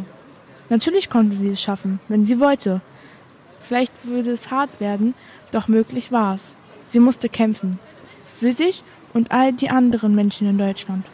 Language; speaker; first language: German; native; German